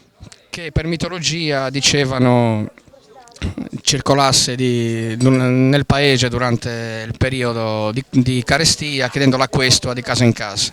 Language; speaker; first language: Italian; native; Italian